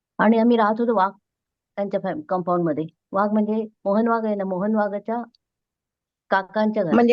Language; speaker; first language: Marathi; non-native, local second language; Konkani